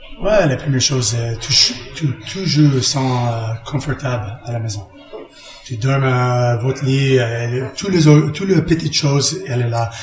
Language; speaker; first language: French; non-native, learner; English